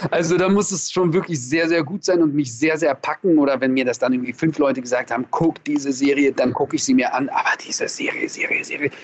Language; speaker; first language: German; early bilingual, other home language; Russian